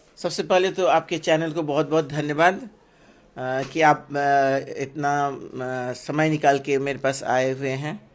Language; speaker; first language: Hindi; non-native, local second language; Bangla